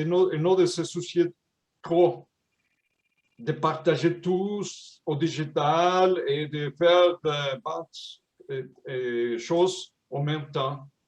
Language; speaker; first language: French; non-native, fluent; Spanish